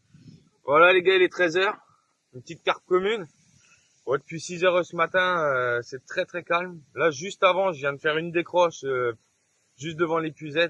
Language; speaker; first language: French; native; French